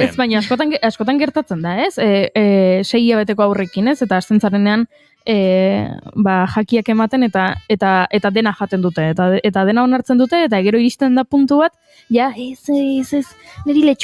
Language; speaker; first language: Basque; native; Basque